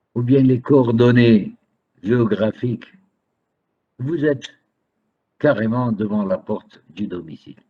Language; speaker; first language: French; non-native, local second language; Arabic